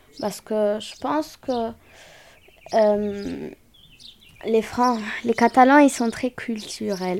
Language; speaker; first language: French; non-native, local second language; German